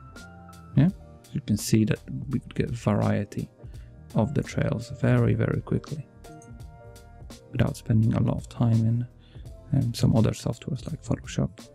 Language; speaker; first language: English; non-native, fluent; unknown